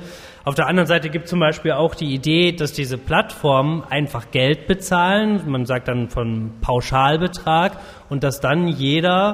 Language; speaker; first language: German; native; German